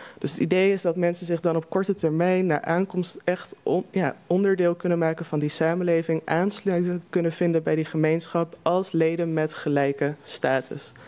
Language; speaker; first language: Dutch; native; Dutch